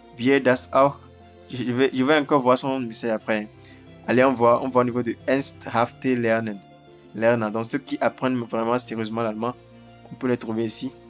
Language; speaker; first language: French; non-native, local second language; Ewe